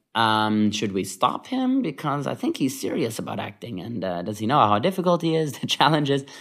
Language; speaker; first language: English; early bilingual, other home language; Hebrew